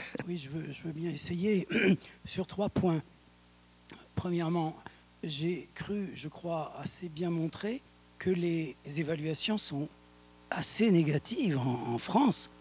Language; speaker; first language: French; native; French